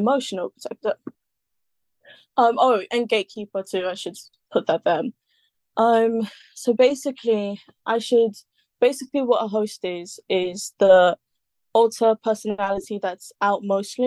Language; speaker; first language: English; native; English